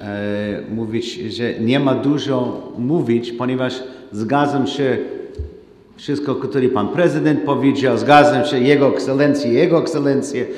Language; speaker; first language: Polish; non-native, learner; English